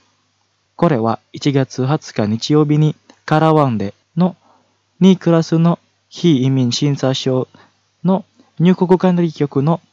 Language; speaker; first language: Japanese; non-native, fluent; Indonesian